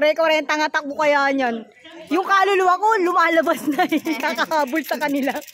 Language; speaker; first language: Filipino; native; Filipino